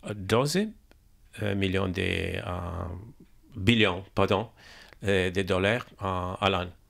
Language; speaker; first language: French; non-native, learner; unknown